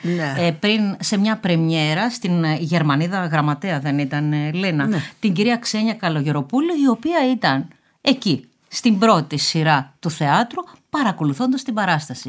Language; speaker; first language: Greek; native; Greek